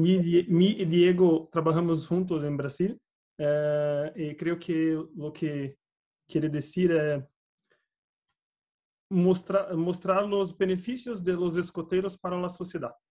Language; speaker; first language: Spanish; non-native, learner; Portuguese